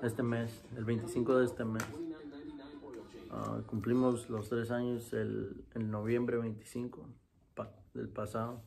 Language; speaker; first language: Spanish; early bilingual, other home language; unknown